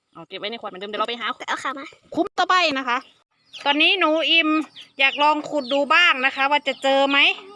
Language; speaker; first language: Thai; native; Thai